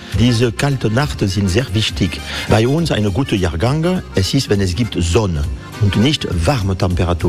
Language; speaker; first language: German; non-native, learner; French